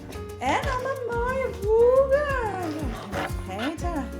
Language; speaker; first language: Dutch; non-native, learner; French